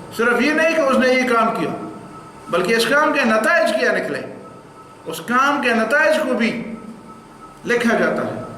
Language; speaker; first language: Urdu; non-native, local second language; Pashto